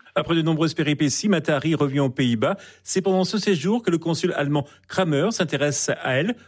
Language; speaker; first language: French; native; French